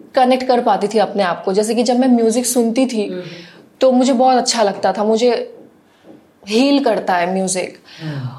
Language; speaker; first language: Hindi; non-native, local second language; Assamese